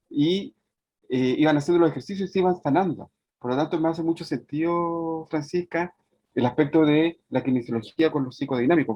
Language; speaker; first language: Spanish; native; Spanish